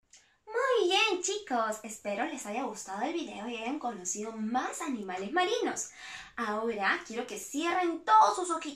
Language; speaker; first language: Spanish; native; Spanish